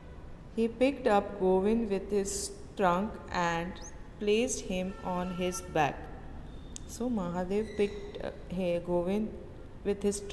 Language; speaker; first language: English; non-native, local second language; Hindi